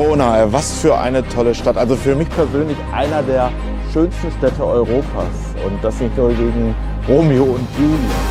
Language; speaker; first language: German; native; German